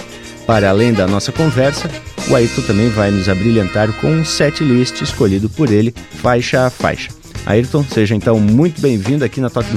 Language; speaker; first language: Portuguese; native; Portuguese